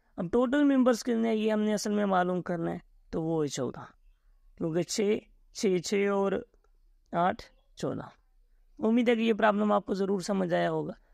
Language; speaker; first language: Urdu; native; Urdu